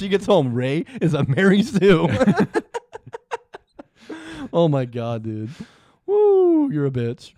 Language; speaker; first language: English; native; English